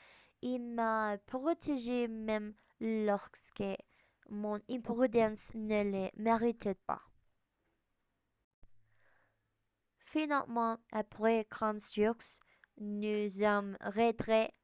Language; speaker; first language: French; non-native, learner; Spanish